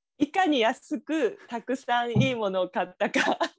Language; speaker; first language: Japanese; native; Japanese